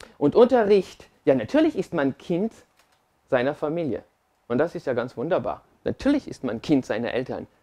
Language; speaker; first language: German; non-native, fluent; French